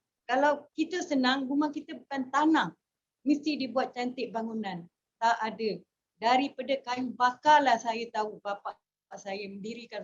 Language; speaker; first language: Malay; native; Malay